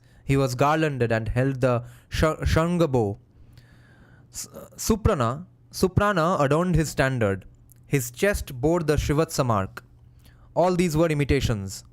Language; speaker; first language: English; non-native, local second language; Bangla